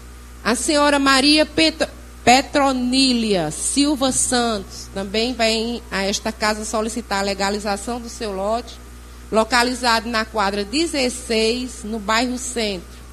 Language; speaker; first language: Portuguese; native; Portuguese